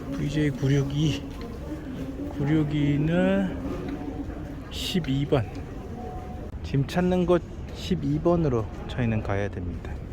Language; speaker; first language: Korean; native; Korean